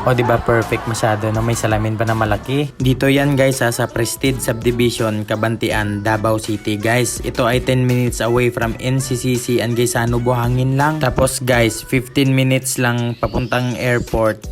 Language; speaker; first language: Filipino; non-native, local second language; Cebuano